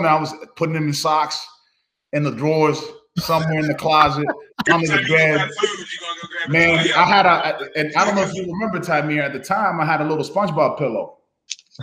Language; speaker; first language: English; early bilingual, other home language; Spanish